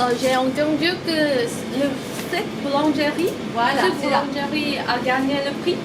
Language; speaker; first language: French; non-native, learner; Korean